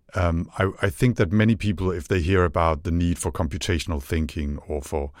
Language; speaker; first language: English; non-native, fluent; Danish